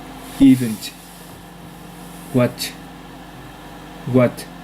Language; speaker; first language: English; non-native, learner; Vietnamese